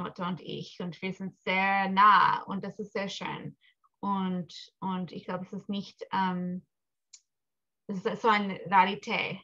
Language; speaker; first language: German; early bilingual, heritage; English